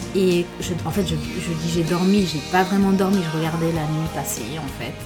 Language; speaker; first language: French; non-native, local second language; Fula